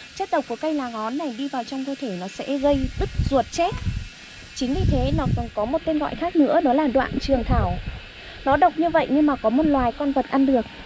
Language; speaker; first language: Vietnamese; non-native, local second language; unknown